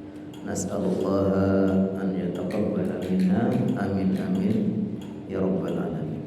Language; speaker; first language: Arabic; non-native, fluent; Indonesian